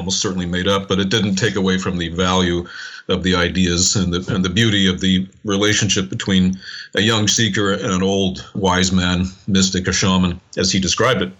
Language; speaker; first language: English; native; English